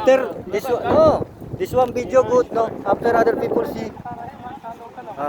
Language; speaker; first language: English; non-native, learner; Filipino